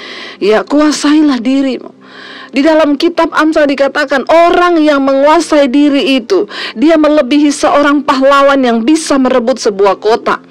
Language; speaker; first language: Indonesian; native; Indonesian